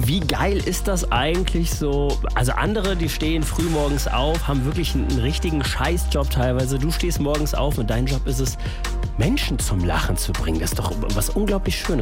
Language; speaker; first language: German; native; German